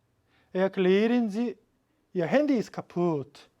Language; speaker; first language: German; non-native, fluent; Korean